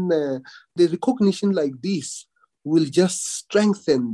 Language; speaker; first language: English; non-native, local second language; Venda